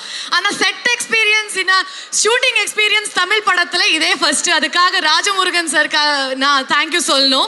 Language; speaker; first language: Tamil; non-native, learner; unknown